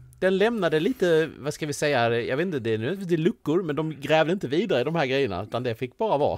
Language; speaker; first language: Swedish; native; Swedish